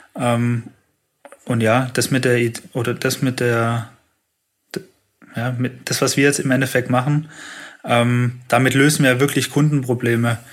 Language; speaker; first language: German; native; German